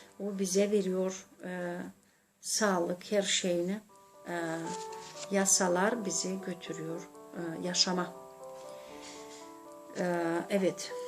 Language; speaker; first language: Turkish; non-native, learner; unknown